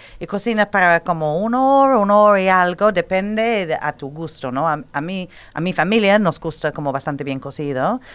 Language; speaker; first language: Spanish; non-native, fluent; English